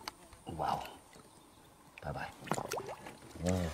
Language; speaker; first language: English; non-native, learner; Indonesian